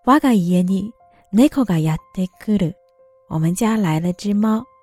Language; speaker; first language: Japanese; non-native, learner; Chinese